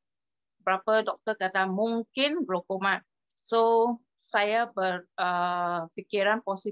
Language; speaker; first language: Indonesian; non-native, local second language; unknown